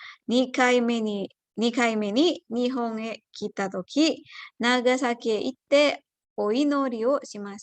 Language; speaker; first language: Japanese; non-native, fluent; Indonesian